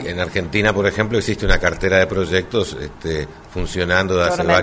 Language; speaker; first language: Spanish; native; Spanish